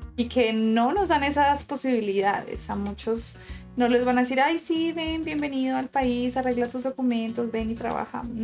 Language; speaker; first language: Spanish; native; Spanish